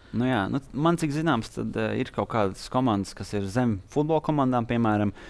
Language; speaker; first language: Latvian; native; Latvian